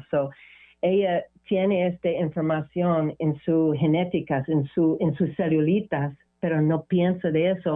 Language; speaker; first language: Spanish; non-native, learner; English